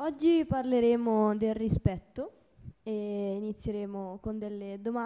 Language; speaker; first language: Italian; native; Italian